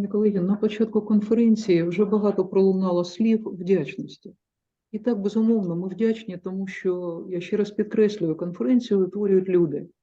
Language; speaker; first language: Ukrainian; native; Ukrainian